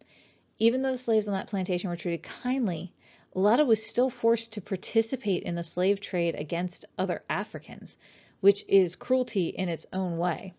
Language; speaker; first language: English; native; English